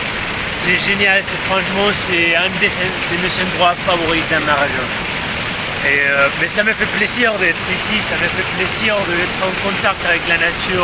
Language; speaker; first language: French; non-native, fluent; Spanish